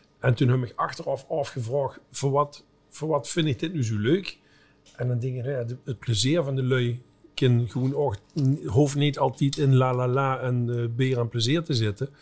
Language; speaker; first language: Dutch; native; Dutch